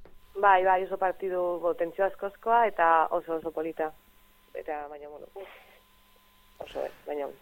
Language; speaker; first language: Basque; non-native, local second language; Spanish